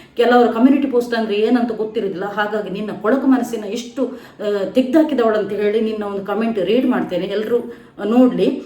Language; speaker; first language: Kannada; non-native, local second language; Tulu